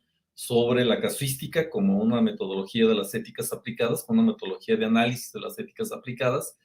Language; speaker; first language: Spanish; native; Spanish